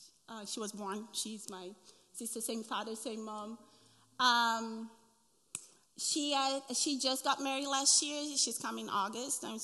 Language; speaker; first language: English; non-native, fluent; Portuguese